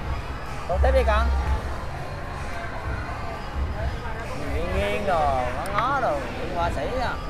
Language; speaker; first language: Vietnamese; native; Vietnamese